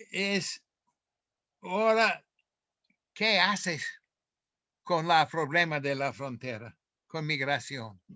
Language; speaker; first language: Spanish; non-native, fluent; English